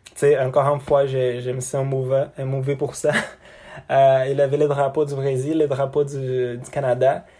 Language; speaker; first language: French; non-native, fluent; Portuguese